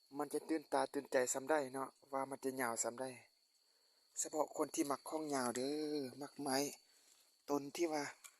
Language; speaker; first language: Lao; non-native, local second language; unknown